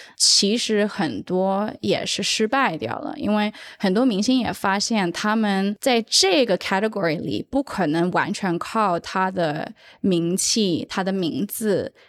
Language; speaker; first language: Chinese; early bilingual, heritage; Chinese